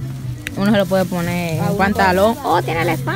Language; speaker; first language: Spanish; native; Spanish